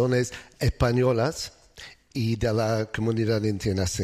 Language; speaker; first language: Spanish; non-native, learner; English